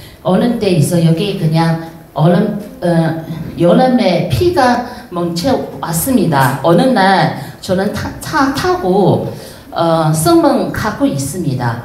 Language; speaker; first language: Korean; non-native, learner; Chinese